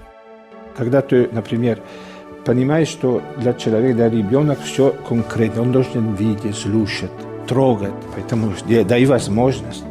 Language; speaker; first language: Russian; non-native, fluent; Italian